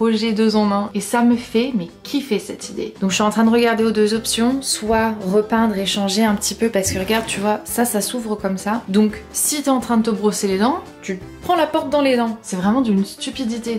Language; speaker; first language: French; native; French